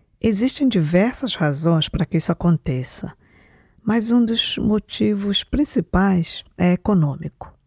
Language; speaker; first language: Portuguese; native; Portuguese